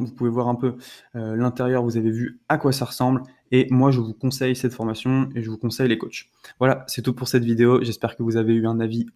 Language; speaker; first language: French; native; French